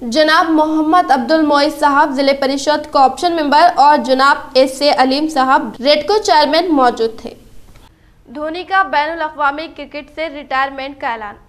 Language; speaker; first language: Urdu; native; Urdu